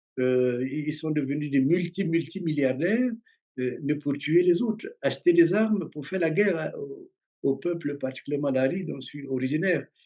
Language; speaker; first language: French; early bilingual, other home language; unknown